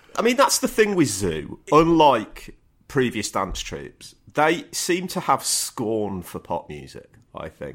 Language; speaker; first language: English; native; English